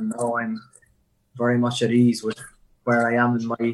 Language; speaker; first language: English; native; English